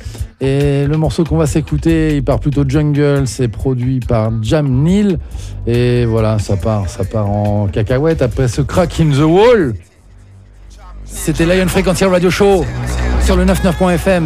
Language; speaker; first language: French; native; French